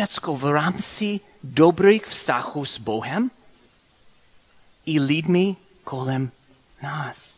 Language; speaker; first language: Czech; non-native, fluent; English